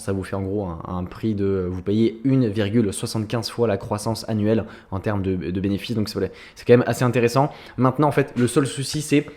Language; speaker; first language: French; native; French